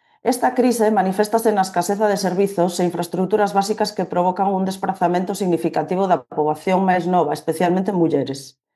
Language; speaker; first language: Galician; native; Galician